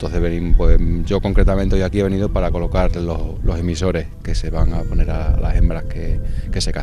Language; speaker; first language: Spanish; native; Spanish